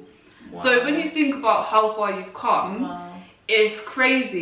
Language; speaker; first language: English; native; English